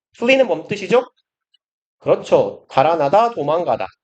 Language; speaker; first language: Korean; native; Korean